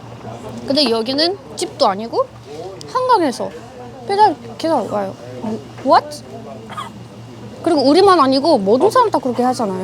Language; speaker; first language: Korean; non-native, learner; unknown